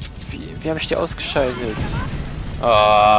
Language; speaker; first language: German; native; German